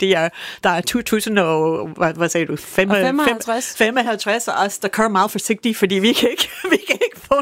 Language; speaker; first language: Danish; non-native, fluent; English